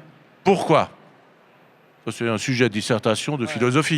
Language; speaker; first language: French; native; French